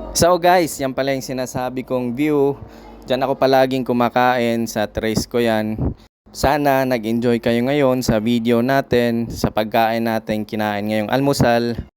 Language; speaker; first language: Filipino; non-native, local second language; Cebuano